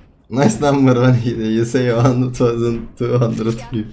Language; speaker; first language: English; non-native, learner; Turkish